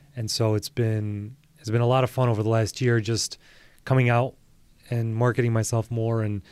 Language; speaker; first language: English; native; English